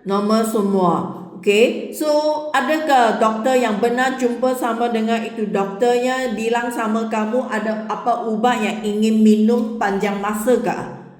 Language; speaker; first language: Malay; non-native, local second language; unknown